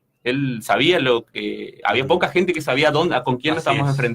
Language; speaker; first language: Spanish; native; Spanish